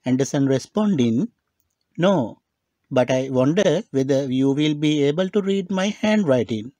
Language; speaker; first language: English; non-native, local second language; Sinhala